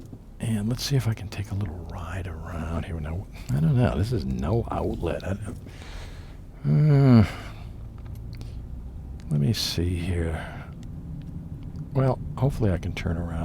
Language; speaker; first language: English; native; English